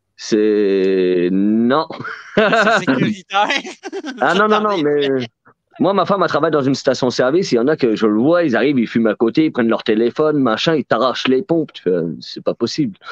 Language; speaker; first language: French; native; French